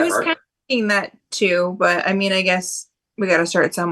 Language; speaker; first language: English; native; English